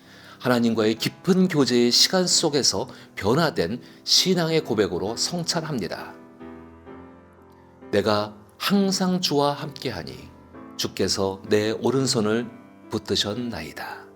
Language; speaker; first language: Korean; native; Korean